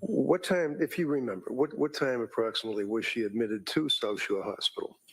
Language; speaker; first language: English; native; English